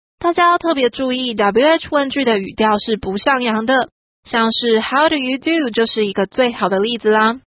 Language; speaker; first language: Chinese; native; Chinese